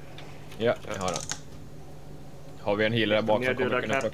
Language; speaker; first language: Swedish; native; Swedish